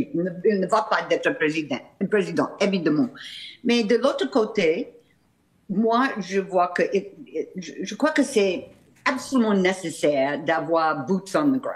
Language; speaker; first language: French; non-native, fluent; English